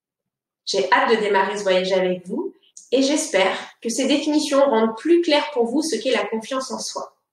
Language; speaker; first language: French; native; French